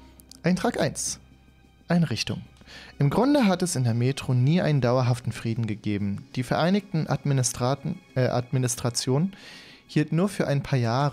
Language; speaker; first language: German; native; German